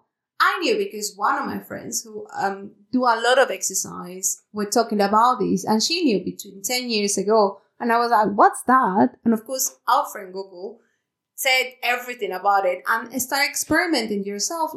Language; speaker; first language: English; non-native, fluent; Spanish